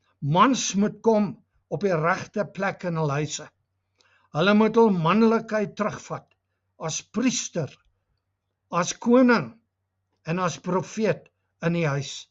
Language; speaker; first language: Afrikaans; non-native, local second language; English